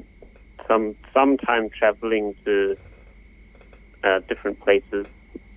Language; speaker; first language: English; native; English